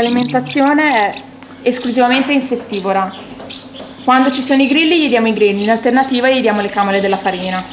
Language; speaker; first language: Italian; native; Italian